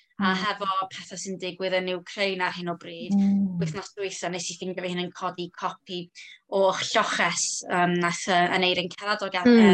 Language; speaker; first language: Welsh; non-native, local second language; English